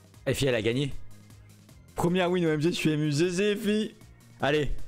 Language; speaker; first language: French; native; French